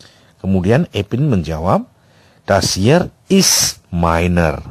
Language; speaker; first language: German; non-native, fluent; Indonesian